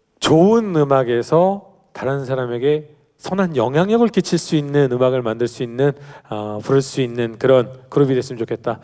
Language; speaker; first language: Korean; native; Korean